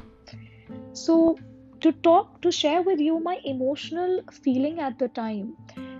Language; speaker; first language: English; non-native, local second language; Hindi